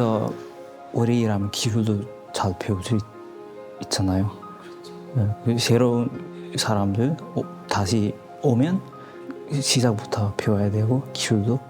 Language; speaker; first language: Korean; non-native, fluent; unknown